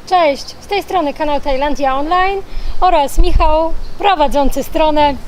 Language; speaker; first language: Polish; native; Polish